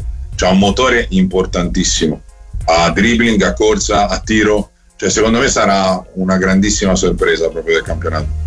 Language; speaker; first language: Italian; native; Italian